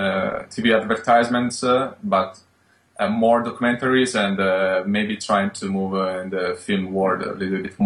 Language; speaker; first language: English; non-native, fluent; Spanish